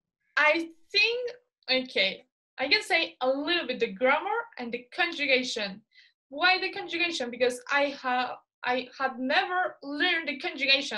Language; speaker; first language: English; non-native, fluent; Spanish